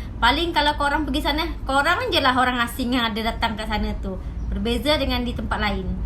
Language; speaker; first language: Malay; native; Malay